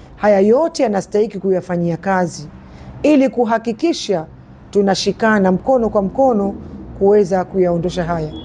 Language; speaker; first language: Swahili; native; Swahili